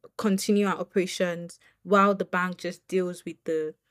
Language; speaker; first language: English; non-native, local second language; Yoruba